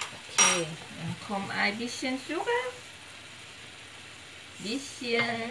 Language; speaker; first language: German; non-native, learner; Thai